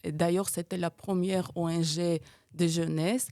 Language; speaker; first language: French; non-native, fluent; Armenian